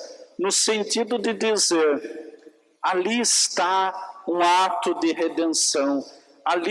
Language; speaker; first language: Portuguese; native; Portuguese